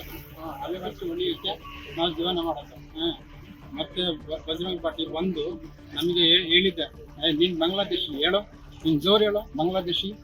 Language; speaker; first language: Kannada; non-native, learner; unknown